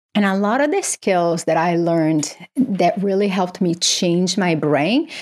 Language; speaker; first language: English; non-native, fluent; Portuguese